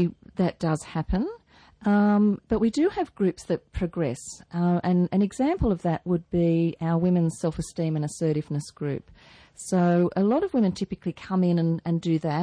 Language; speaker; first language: English; native; English